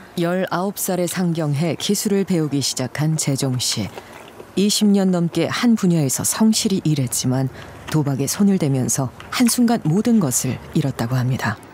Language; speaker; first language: Korean; native; Korean